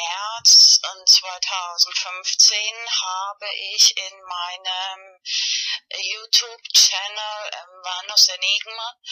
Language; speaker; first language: German; non-native, fluent; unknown